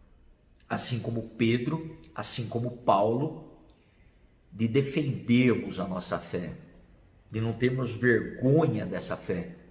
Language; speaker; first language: Portuguese; native; Portuguese